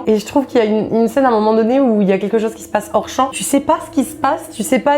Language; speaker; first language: French; native; French